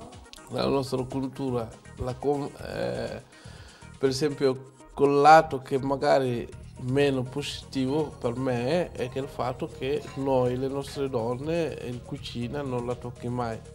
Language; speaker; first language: Italian; non-native, learner; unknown